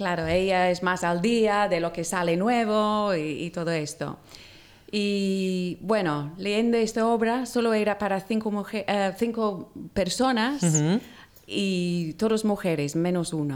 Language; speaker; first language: Spanish; non-native, learner; English